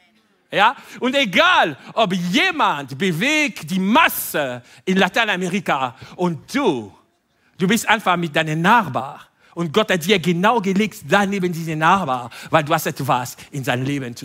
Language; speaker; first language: German; non-native, fluent; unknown